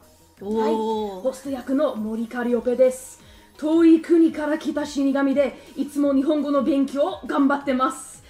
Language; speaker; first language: Japanese; non-native, learner; English